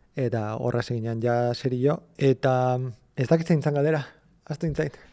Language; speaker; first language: Basque; native; Basque